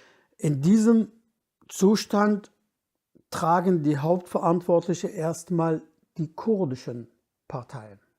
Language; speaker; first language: German; non-native, fluent; Kurdish